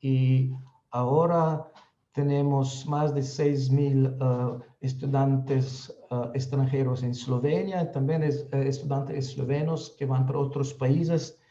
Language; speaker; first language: Spanish; non-native, fluent; Slovenian